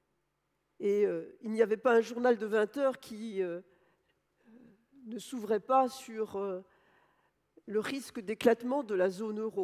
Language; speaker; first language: French; native; French